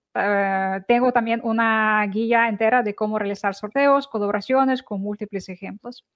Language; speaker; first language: Spanish; non-native, fluent; Ukrainian